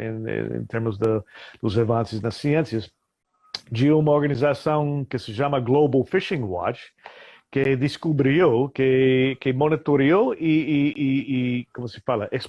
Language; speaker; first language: Portuguese; non-native, fluent; English